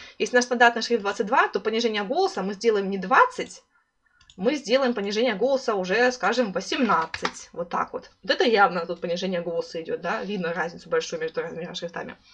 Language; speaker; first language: Russian; native; Russian